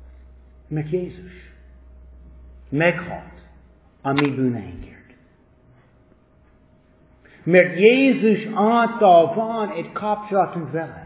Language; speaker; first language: Hungarian; non-native, fluent; English